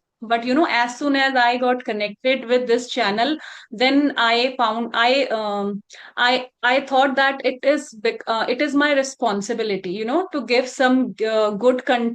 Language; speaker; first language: English; non-native, local second language; Hindi